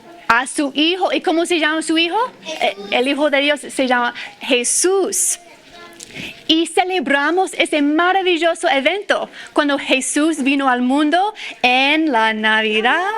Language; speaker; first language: Spanish; non-native, fluent; English